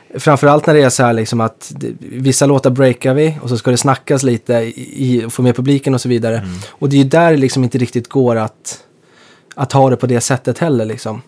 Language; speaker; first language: Swedish; native; Swedish